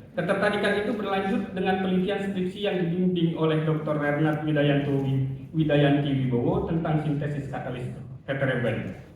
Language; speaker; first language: Indonesian; native; Indonesian